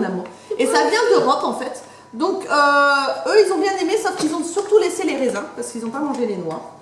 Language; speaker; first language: French; native; French